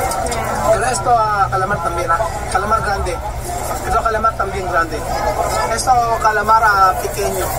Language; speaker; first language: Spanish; non-native, learner; Filipino